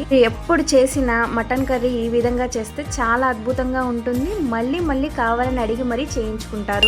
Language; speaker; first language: Telugu; native; Telugu